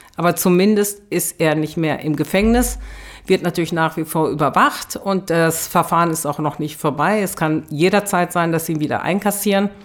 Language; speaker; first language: German; early bilingual, other home language; Turkish